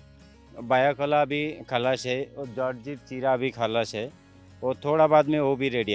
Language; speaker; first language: Hindi; non-native, local second language; Odia